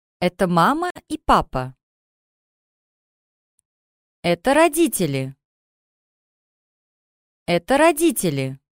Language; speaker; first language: Russian; non-native, learner; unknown